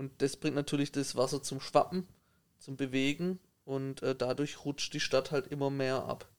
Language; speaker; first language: German; native; German